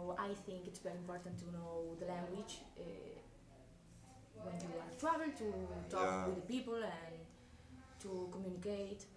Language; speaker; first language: English; non-native, learner; Spanish